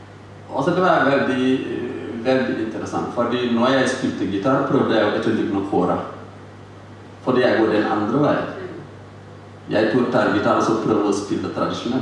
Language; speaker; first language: Norwegian; non-native, fluent; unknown